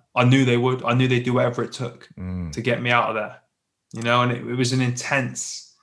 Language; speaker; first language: English; native; English